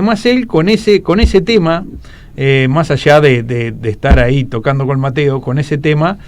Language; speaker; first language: Spanish; native; Spanish